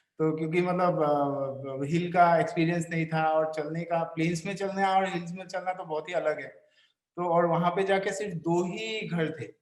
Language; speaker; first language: Hindi; non-native, local second language; Assamese